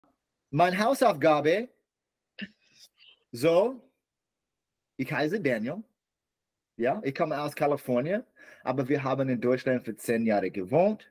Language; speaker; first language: German; non-native, learner; English